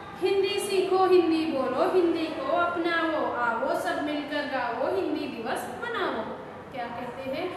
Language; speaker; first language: Hindi; non-native, local second language; Telugu